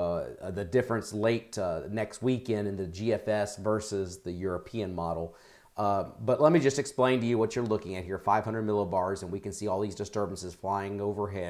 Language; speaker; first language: English; native; English